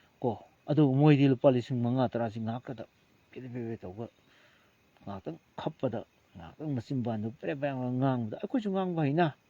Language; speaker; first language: Manipuri; non-native, local second language; Thado Chin